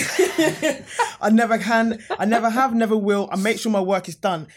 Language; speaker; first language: English; native; English